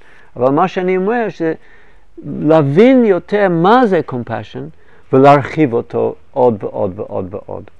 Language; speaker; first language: Hebrew; non-native, fluent; English